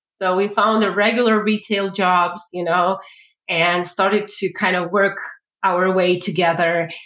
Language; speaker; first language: English; non-native, fluent; Ukrainian